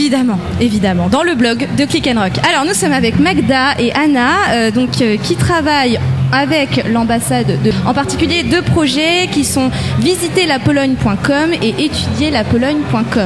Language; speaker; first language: French; native; French